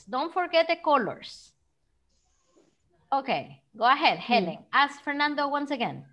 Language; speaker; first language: English; non-native, fluent; Spanish